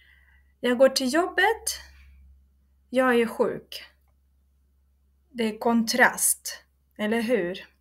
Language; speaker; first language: Swedish; non-native, fluent; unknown